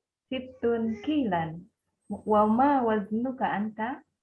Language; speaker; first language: Arabic; non-native, learner; Indonesian